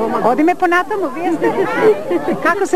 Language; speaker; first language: Macedonian; native; Macedonian